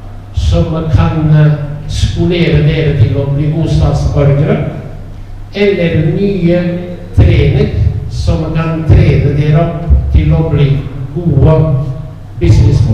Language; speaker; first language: Norwegian; non-native, fluent; Italian